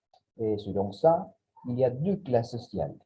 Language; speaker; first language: French; non-native, learner; Spanish